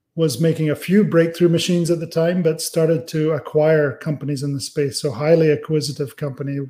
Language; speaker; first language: English; native; English